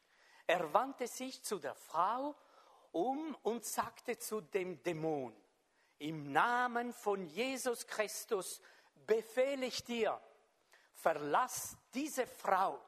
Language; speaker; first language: German; non-native, fluent; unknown